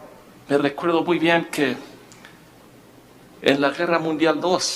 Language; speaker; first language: Spanish; non-native, fluent; English